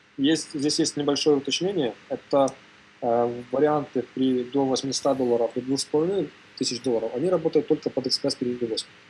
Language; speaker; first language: Russian; native; Russian